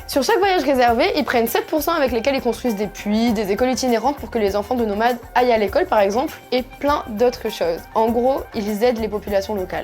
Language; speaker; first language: French; native; French